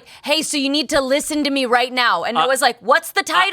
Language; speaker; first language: English; native; English